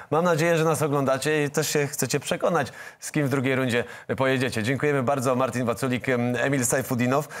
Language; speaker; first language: Polish; native; Polish